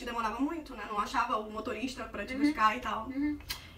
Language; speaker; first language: Portuguese; native; Portuguese